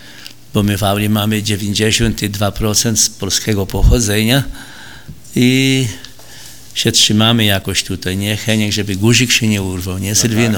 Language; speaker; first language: Polish; early bilingual, heritage; Polish